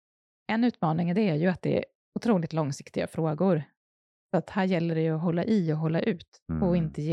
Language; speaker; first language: Swedish; native; Swedish